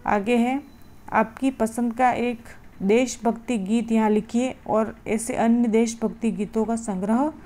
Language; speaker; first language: Hindi; non-native, local second language; Gujarati